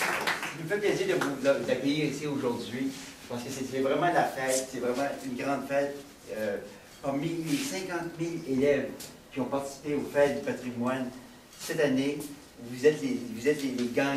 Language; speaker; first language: French; native; French